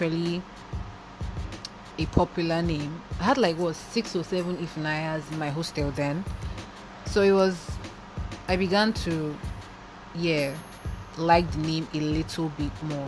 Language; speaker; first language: English; non-native, local second language; Igbo